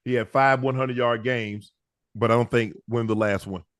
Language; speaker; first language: English; native; English